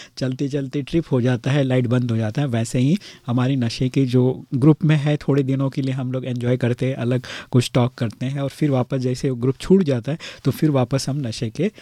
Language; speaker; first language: Hindi; native; Hindi